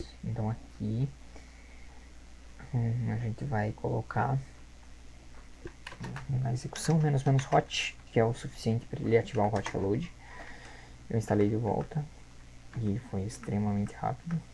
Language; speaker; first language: Portuguese; native; Portuguese